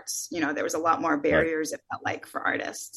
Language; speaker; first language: English; native; English